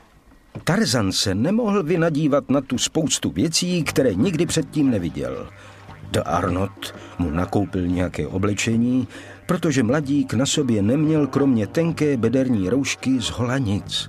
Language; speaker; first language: Czech; native; Czech